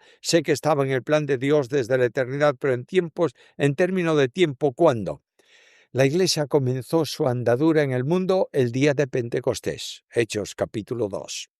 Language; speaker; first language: Spanish; native; Spanish